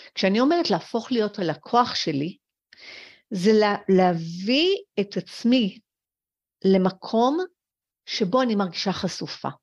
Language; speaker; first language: Hebrew; early bilingual, other home language; French